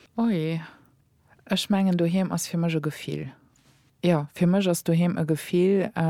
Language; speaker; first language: Luxembourgish; early bilingual, other home language; German